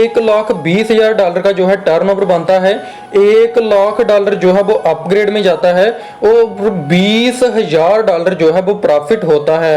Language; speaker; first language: Hindi; native; Hindi